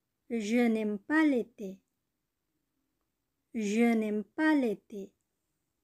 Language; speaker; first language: French; non-native, learner; Bangla